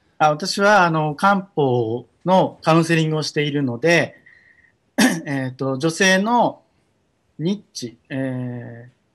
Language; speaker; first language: Japanese; native; Japanese